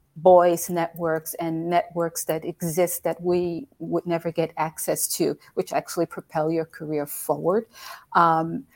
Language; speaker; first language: English; native; English